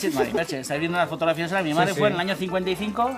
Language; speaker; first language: Spanish; native; Spanish